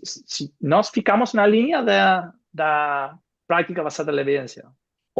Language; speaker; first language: Portuguese; non-native, fluent; Spanish